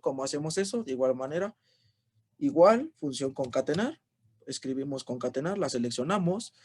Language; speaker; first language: Spanish; native; Spanish